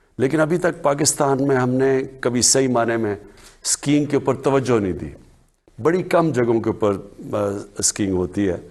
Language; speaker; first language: Urdu; native; Urdu